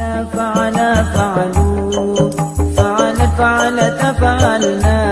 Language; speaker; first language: Arabic; non-native, learner; Indonesian